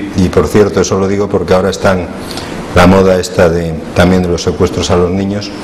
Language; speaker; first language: Spanish; native; Spanish